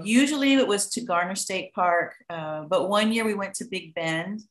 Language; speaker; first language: English; native; English